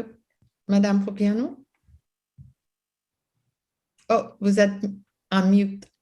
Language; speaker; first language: French; non-native, local second language; English